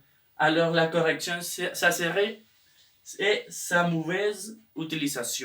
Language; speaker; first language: French; non-native, learner; Spanish